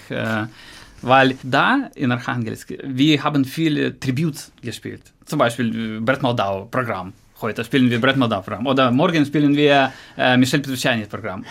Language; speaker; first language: German; non-native, learner; Russian